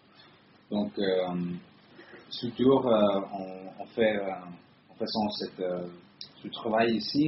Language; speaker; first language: French; non-native, fluent; Italian